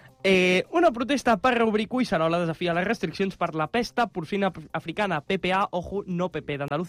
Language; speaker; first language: Catalan; native; Catalan